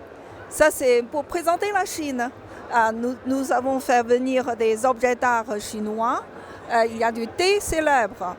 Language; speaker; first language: French; non-native, fluent; Chinese